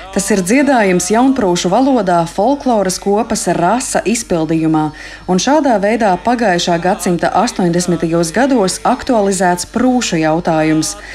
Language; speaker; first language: Latvian; native; Latvian